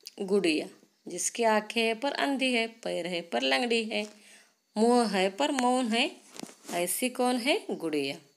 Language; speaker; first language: Hindi; non-native, local second language; Marathi